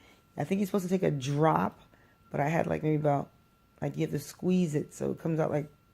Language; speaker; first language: English; native; English